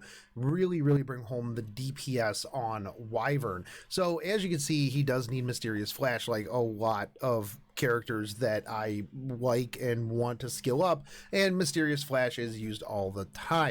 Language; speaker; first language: English; native; English